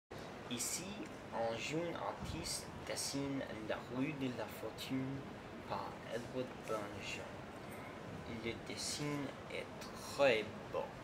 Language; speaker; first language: French; non-native, learner; English